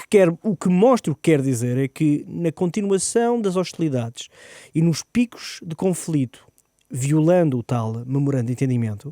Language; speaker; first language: Portuguese; native; Portuguese